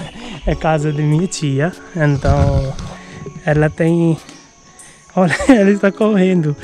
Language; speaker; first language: Portuguese; non-native, learner; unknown